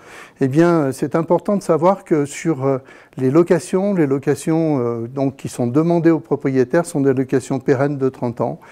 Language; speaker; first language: French; native; French